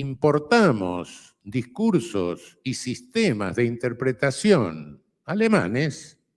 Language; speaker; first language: Spanish; native; Spanish